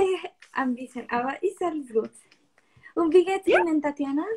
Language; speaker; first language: German; non-native, learner; Spanish